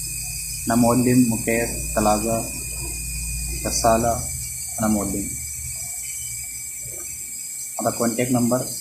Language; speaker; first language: Arabic; non-native, learner; Hindi